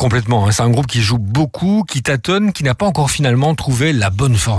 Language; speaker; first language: French; native; French